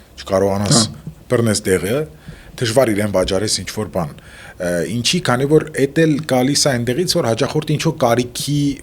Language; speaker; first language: Armenian; early bilingual, heritage; Armenian